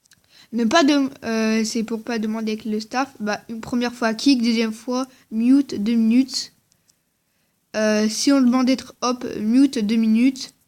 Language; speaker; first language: French; native; French